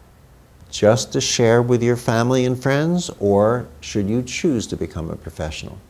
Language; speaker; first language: English; native; English